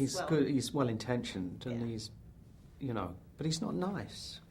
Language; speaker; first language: English; native; English